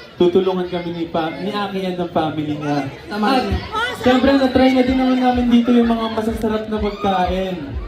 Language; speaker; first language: Filipino; native; Filipino